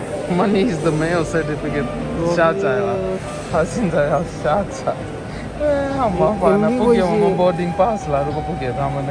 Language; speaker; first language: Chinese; non-native, fluent; Hindi